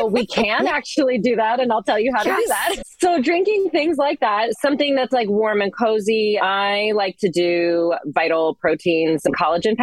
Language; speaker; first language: English; native; English